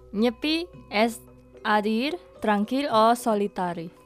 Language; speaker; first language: Catalan; non-native, learner; Indonesian